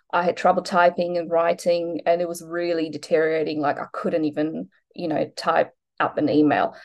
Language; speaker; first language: English; non-native, fluent; Polish